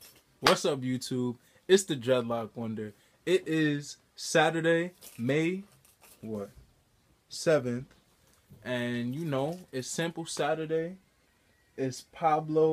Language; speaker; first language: English; native; English